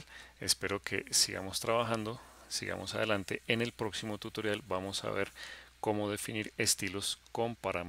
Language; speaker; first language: Spanish; native; Spanish